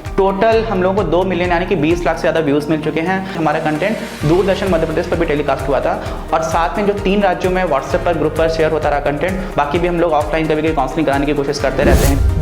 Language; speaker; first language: Hindi; native; Hindi